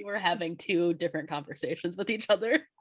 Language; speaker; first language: English; native; English